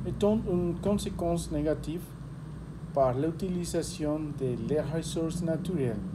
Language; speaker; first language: French; non-native, learner; Spanish